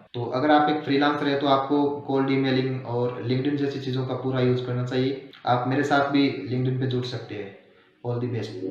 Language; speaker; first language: Hindi; native; Hindi